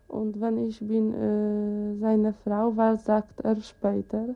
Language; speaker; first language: German; non-native, learner; Polish